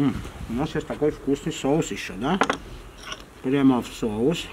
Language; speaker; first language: Russian; non-native, fluent; Armenian